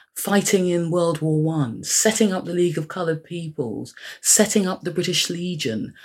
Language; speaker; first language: English; native; English